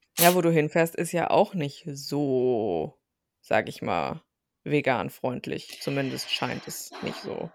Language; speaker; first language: German; early bilingual, other home language; Turkish